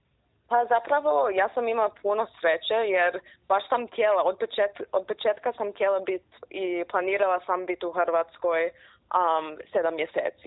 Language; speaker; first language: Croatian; early bilingual, heritage; Croatian